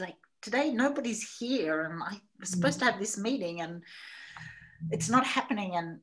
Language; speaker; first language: English; native; English